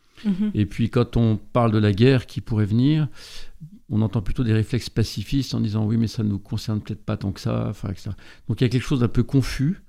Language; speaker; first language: French; native; French